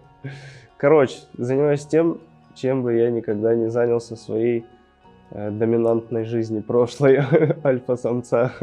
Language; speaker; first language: Russian; native; Russian